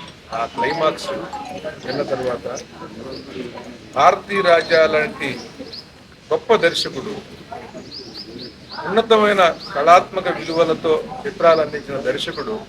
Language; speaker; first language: Telugu; native; Telugu